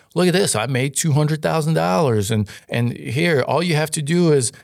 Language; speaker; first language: English; non-native, fluent; Ukrainian